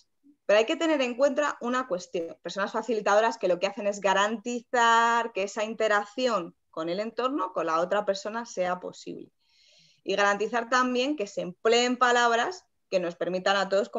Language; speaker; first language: Spanish; native; Spanish